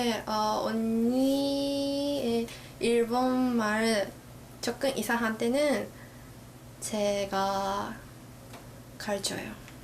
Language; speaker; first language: Korean; non-native, learner; Japanese